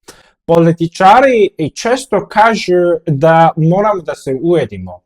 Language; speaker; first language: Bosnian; non-native, fluent; Korean